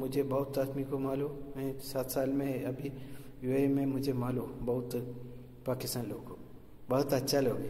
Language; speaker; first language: Hindi; non-native, local second language; Malayalam